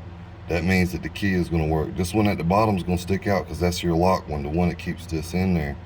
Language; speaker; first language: English; native; English